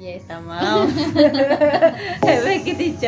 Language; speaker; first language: Turkish; non-native, learner; Indonesian